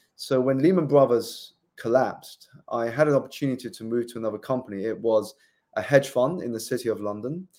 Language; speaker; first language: English; native; English